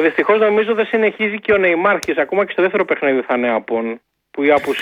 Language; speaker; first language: Greek; native; Greek